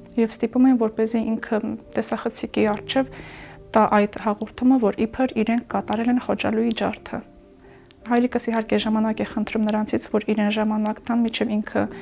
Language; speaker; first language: Armenian; native; Armenian